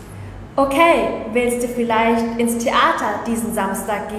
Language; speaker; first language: German; early bilingual, other home language; Vietnamese